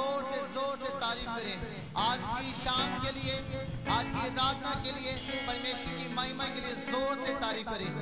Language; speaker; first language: Hindi; non-native, local second language; Punjabi